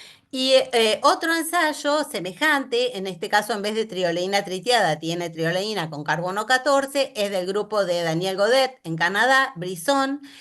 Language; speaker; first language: Spanish; native; Spanish